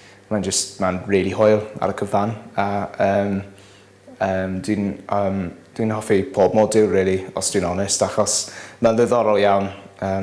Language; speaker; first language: Welsh; non-native, local second language; English